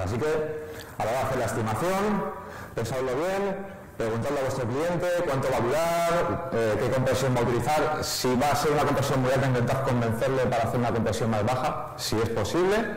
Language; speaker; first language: Spanish; native; Spanish